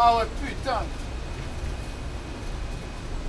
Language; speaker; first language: French; native; French